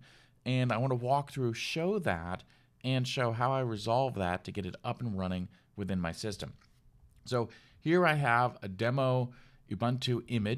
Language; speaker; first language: English; native; English